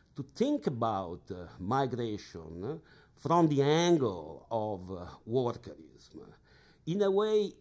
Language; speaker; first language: English; non-native, fluent; Italian